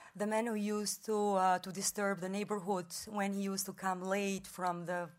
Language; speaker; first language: English; non-native, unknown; Albanian